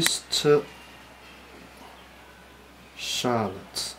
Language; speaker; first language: German; non-native, learner; Chinese